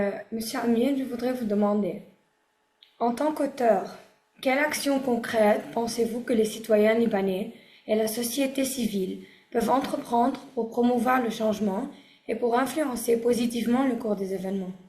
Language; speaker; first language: French; non-native, local second language; Arabic